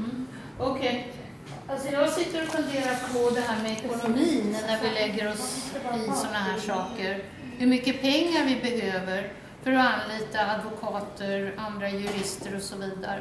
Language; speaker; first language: Swedish; non-native, fluent; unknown